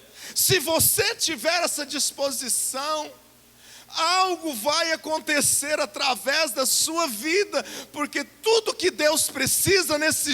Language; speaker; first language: Portuguese; native; Portuguese